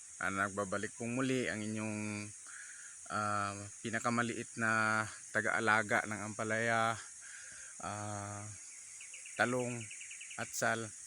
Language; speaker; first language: Filipino; native; Filipino